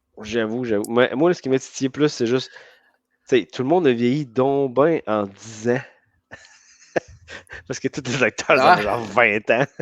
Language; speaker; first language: French; native; French